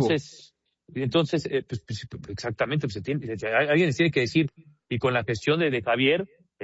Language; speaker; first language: Spanish; native; Spanish